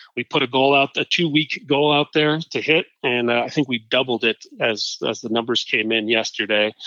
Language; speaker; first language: English; native; English